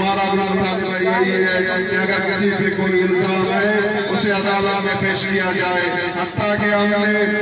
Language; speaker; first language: Urdu; non-native, local second language; Baluchi